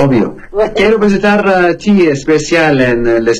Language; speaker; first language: Spanish; non-native, learner; Arabic